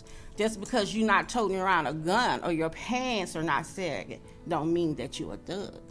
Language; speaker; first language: English; native; English